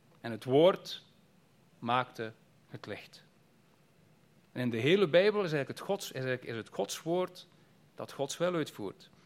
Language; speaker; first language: Dutch; native; Dutch